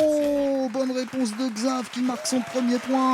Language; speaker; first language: French; native; French